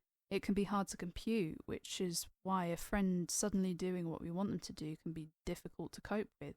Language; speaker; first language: English; native; English